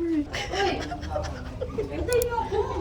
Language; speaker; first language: Filipino; native; Filipino